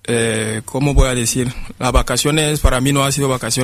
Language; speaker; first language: Spanish; non-native, fluent; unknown